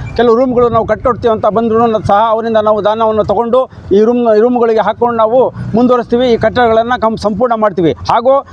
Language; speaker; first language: Kannada; non-native, local second language; Urdu